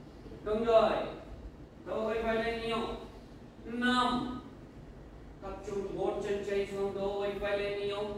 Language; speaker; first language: Vietnamese; non-native, learner; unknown